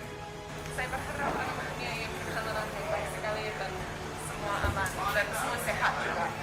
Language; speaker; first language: Indonesian; non-native, learner; English